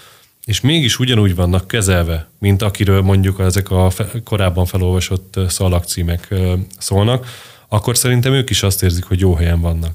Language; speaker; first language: Hungarian; native; Hungarian